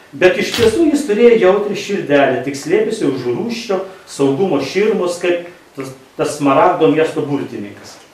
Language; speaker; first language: Lithuanian; native; Lithuanian